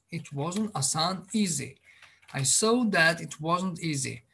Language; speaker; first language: English; non-native, fluent; Azerbaijani